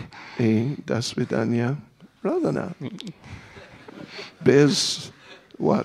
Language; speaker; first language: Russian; non-native, learner; English